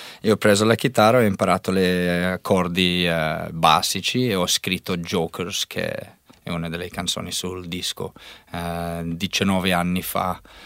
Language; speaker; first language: Italian; non-native, learner; English